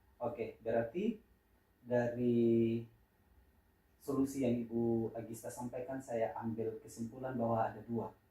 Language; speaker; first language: Indonesian; non-native, local second language; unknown